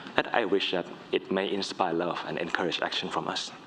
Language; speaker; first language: English; non-native, fluent; Thai